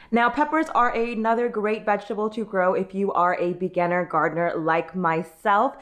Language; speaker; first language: English; native; English